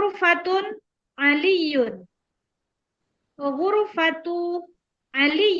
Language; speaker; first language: Arabic; non-native, learner; Indonesian